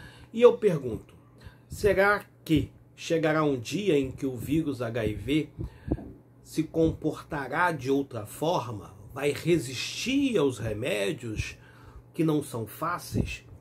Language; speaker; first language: Portuguese; native; Portuguese